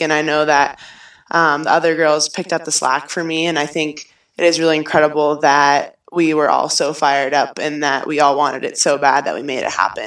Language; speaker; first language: English; native; English